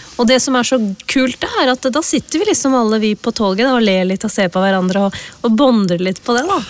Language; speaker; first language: Norwegian; early bilingual, other home language; Urdu